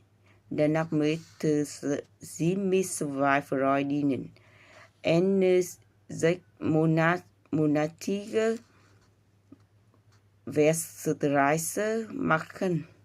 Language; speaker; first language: German; non-native, learner; Vietnamese